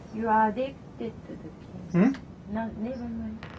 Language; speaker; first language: English; non-native, learner; Japanese